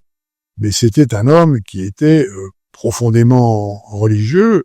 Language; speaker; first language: French; native; French